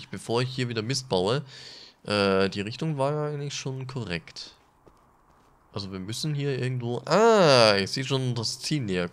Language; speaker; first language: German; native; German